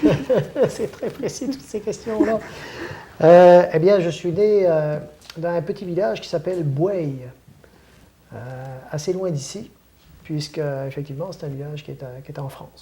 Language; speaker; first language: French; native; French